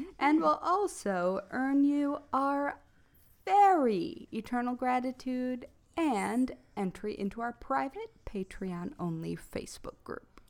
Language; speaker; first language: English; native; English